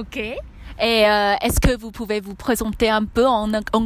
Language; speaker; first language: French; non-native, learner; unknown